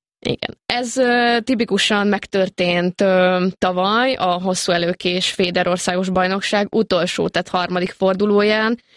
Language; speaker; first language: Hungarian; native; Hungarian